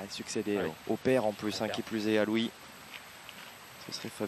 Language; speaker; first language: French; native; French